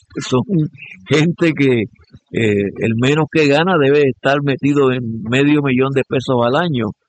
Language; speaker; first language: Spanish; native; Spanish